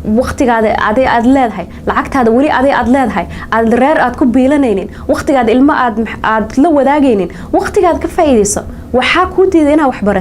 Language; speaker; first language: Somali; early bilingual, heritage; Somali